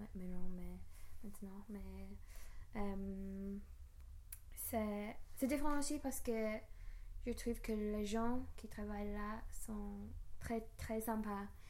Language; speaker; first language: French; non-native, learner; English